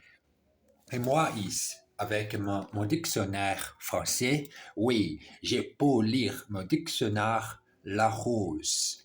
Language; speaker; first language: French; non-native, learner; English